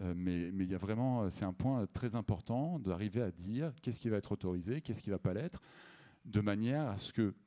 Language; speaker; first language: French; native; French